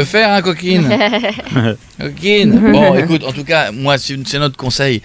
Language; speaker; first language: French; native; French